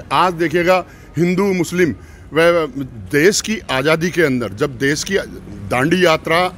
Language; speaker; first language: Hindi; native; Hindi